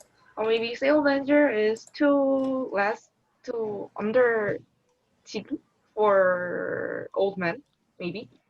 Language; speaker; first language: English; non-native, learner; Korean